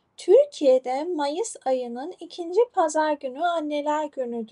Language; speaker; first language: Turkish; non-native, fluent; Persian